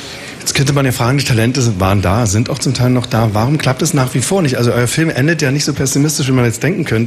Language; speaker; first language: German; native; German